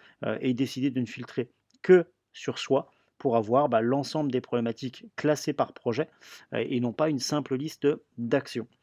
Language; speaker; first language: French; native; French